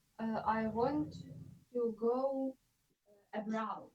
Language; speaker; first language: English; non-native, learner; Ukrainian